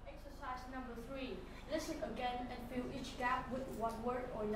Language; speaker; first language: English; non-native, learner; Vietnamese